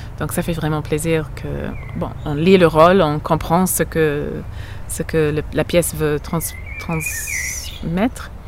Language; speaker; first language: French; non-native, fluent; English